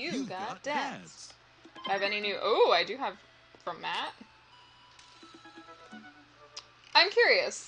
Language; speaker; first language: English; native; English